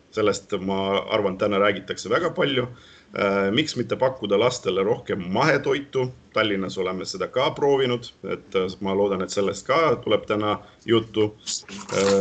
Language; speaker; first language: Estonian; non-native, local second language; Russian